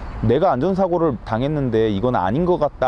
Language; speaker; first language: Korean; native; Korean